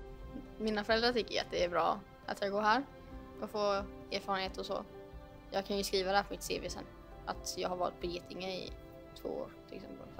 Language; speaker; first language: Swedish; native; Swedish